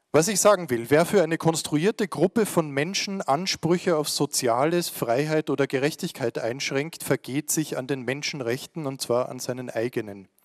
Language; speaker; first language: German; native; German